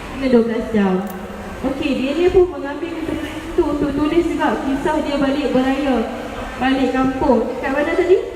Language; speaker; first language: Malay; native; Malay